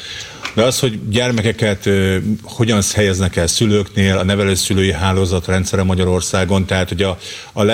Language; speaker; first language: Hungarian; native; Hungarian